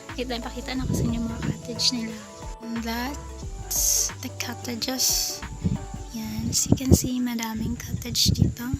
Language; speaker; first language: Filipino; non-native, local second language; Cebuano